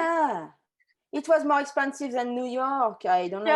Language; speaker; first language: English; non-native, fluent; French